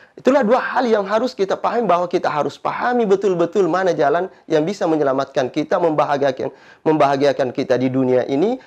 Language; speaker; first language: Malay; native; Malay